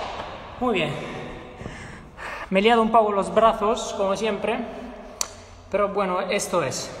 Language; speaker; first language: Spanish; non-native, fluent; Italian